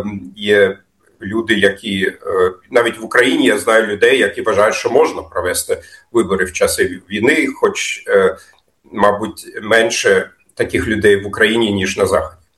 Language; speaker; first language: Ukrainian; non-native, fluent; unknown